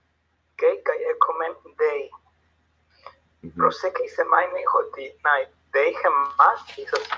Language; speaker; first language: Greek; non-native, learner; Spanish